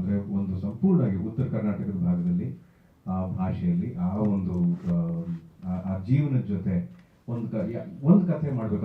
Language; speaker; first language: Kannada; native; Kannada